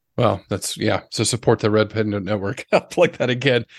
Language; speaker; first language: English; native; English